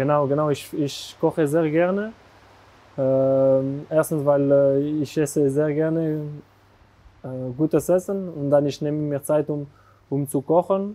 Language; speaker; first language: German; non-native, local second language; French